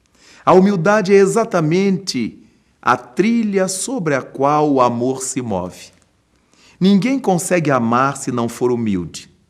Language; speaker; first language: Portuguese; native; Portuguese